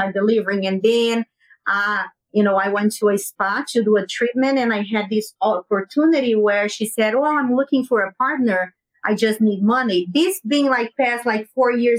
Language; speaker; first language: English; non-native, fluent; Portuguese